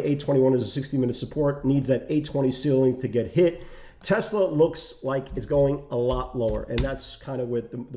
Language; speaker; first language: English; native; English